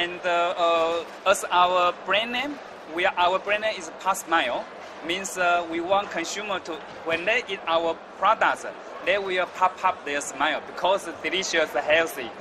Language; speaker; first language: English; non-native, learner; Chinese